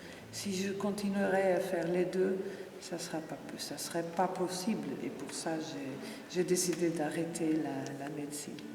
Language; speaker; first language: French; non-native, fluent; Portuguese